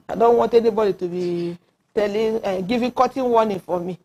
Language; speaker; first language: English; non-native, local second language; Igbo